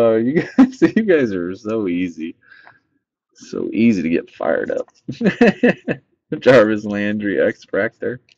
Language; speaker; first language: English; native; English